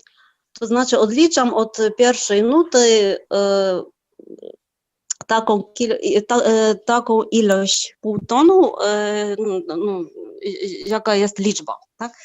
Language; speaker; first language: Polish; non-native, fluent; Ukrainian